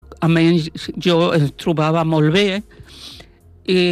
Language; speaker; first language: Catalan; non-native, local second language; Spanish